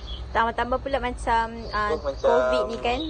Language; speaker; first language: Malay; native; Malay